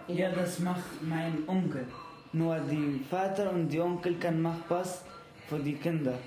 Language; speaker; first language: German; non-native, learner; Arabic